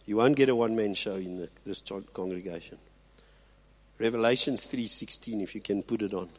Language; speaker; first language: English; non-native, local second language; Afrikaans